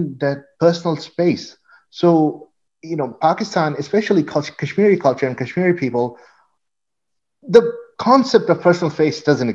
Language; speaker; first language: English; non-native, local second language; Urdu